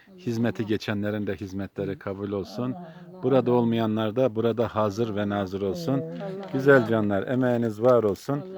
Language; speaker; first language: Turkish; native; Turkish